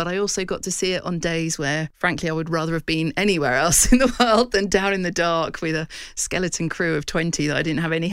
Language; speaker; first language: English; native; English